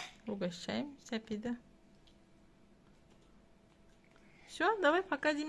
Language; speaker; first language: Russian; non-native, local second language; Kazakh